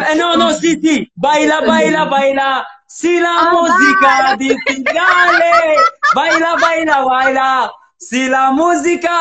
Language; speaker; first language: Italian; non-native, learner; Arabic